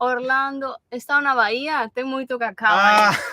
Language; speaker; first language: Portuguese; non-native, learner; Galician